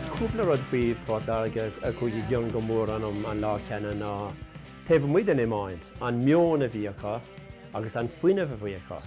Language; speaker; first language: Irish; non-native, local second language; English